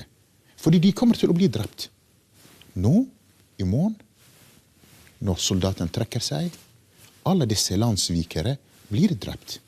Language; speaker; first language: Norwegian; non-native, fluent; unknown